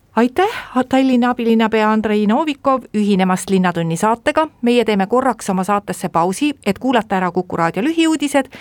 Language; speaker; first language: Estonian; native; Estonian